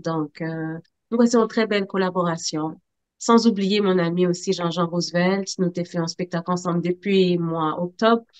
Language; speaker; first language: French; native; French